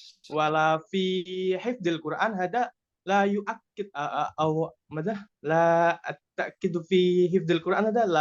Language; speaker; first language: Arabic; non-native, learner; Indonesian